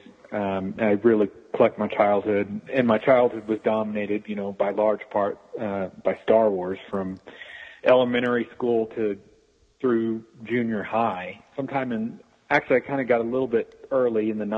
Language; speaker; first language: English; native; English